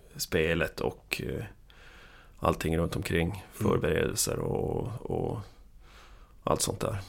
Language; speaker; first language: Swedish; native; Swedish